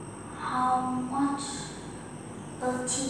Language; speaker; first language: English; non-native, learner; Vietnamese